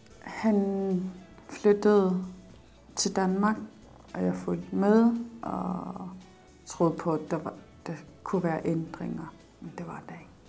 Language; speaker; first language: Danish; non-native, local second language; Kalaallisut